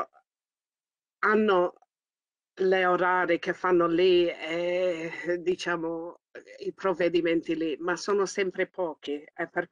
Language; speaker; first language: Italian; early bilingual, heritage; English